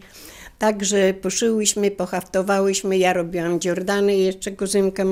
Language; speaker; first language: Polish; native; Polish